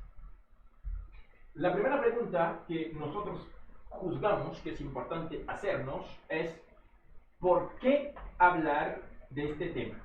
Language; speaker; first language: Spanish; non-native, fluent; Haitian Creole